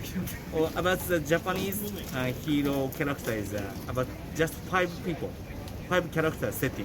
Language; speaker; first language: English; non-native, learner; Japanese